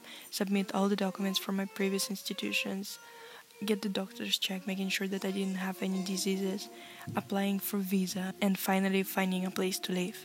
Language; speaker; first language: English; non-native, fluent; Russian